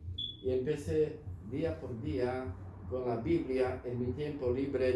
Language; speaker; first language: Spanish; non-native, fluent; Slovak